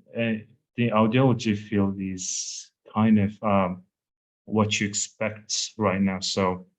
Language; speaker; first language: English; non-native, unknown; Mongolian